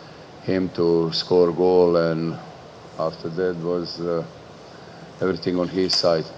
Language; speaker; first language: English; non-native, learner; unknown